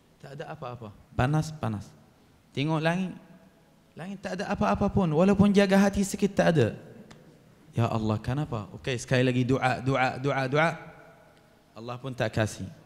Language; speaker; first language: Malay; non-native, fluent; Arabic